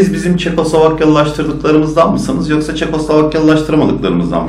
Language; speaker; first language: Turkish; native; Turkish